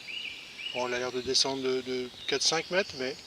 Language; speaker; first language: French; native; French